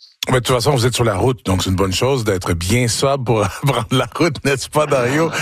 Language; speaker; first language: French; native; French